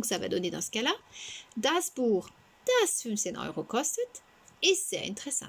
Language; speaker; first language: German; non-native, fluent; French